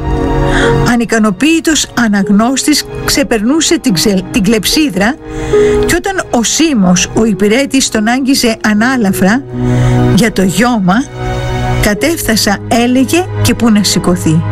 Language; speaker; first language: Greek; native; Greek